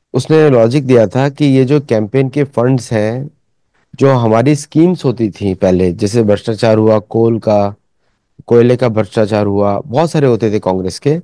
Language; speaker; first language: Hindi; native; Hindi